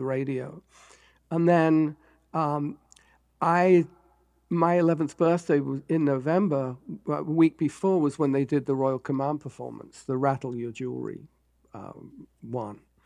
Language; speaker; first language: English; native; English